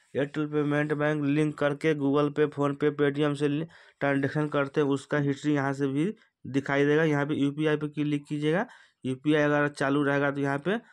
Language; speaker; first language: Hindi; native; Hindi